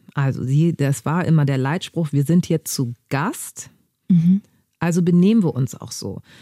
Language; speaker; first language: German; native; German